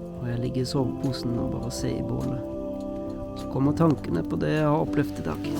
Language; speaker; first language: Norwegian; non-native, fluent; German